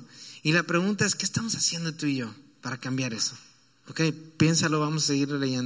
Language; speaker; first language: Spanish; native; Spanish